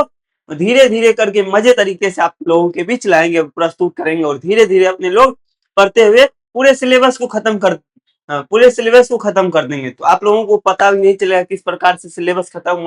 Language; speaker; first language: Hindi; native; Hindi